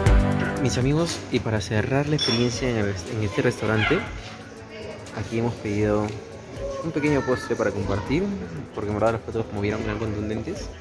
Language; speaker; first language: Spanish; native; Spanish